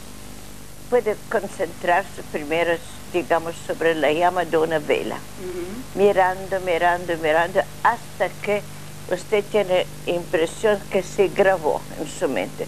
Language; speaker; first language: Spanish; non-native, learner; Russian